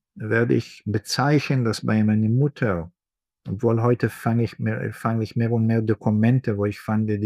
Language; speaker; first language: German; non-native, fluent; Hebrew